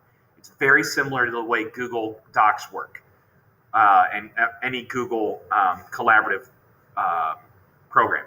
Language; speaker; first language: English; native; English